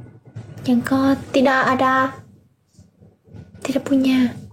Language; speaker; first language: Indonesian; non-native, learner; Vietnamese